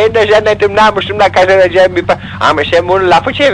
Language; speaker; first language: Turkish; native; Turkish